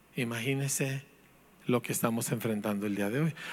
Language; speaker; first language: Spanish; native; Spanish